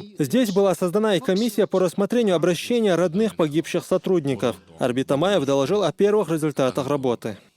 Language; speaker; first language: Russian; native; Russian